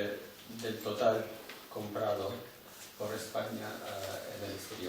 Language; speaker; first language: Spanish; non-native, fluent; Russian